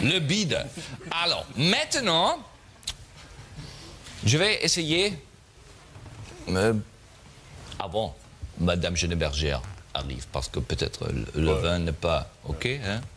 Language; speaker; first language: French; non-native, learner; German